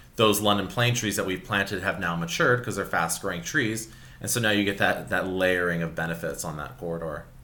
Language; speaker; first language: English; native; English